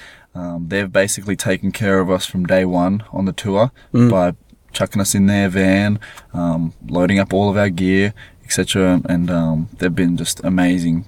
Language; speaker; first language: English; native; English